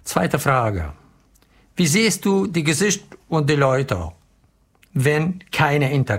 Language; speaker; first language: German; non-native, learner; Arabic